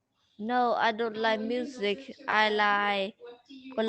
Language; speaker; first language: English; non-native, learner; Vietnamese